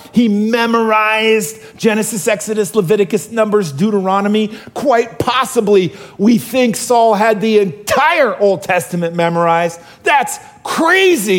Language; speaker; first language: English; native; English